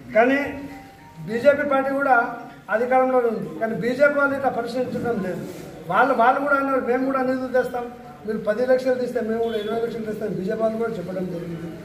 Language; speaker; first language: Telugu; non-native, local second language; Lambadi